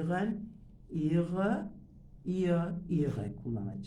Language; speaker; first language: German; non-native, fluent; Turkish